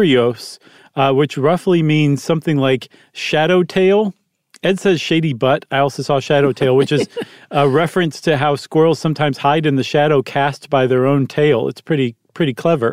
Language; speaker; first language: English; native; English